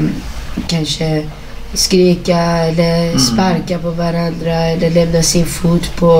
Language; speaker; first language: Swedish; non-native, fluent; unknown